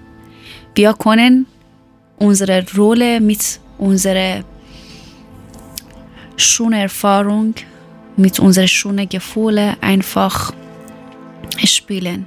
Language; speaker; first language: German; non-native, learner; Persian